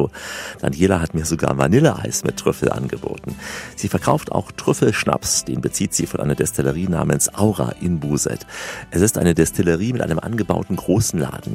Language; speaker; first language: German; native; German